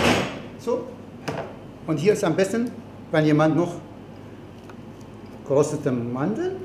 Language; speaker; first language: German; non-native, fluent; Arabic